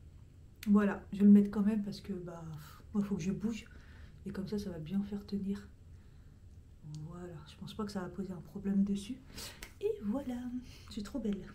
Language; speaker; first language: French; native; French